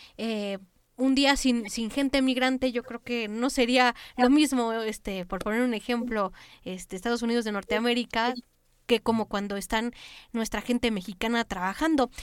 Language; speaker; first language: Spanish; native; Spanish